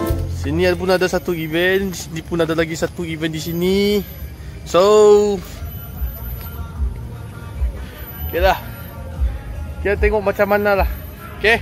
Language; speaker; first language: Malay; non-native, local second language; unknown